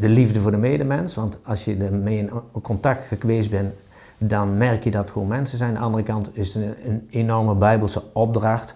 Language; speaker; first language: Dutch; native; Dutch